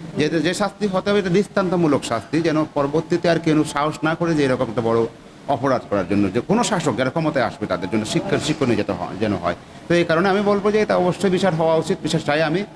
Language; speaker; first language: Bangla; non-native, local second language; Chakma